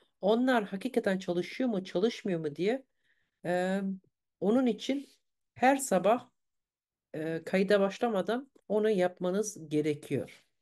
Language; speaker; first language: Turkish; early bilingual, heritage; Turkish